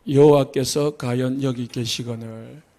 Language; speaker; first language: Korean; native; Korean